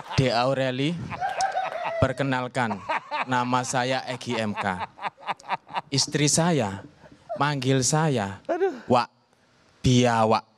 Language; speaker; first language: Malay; non-native, local second language; Javanese